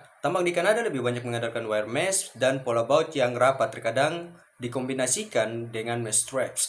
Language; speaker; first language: Indonesian; native; Indonesian